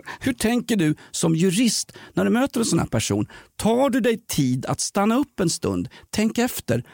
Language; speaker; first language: Swedish; native; Swedish